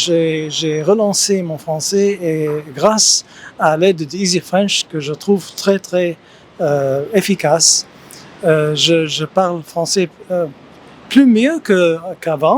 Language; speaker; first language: French; early bilingual, heritage; English